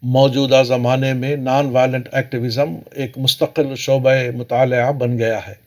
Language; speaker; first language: Urdu; native; Urdu